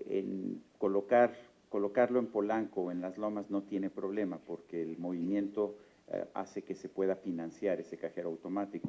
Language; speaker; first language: Spanish; native; Spanish